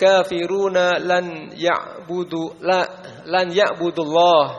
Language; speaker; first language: Arabic; non-native, learner; Indonesian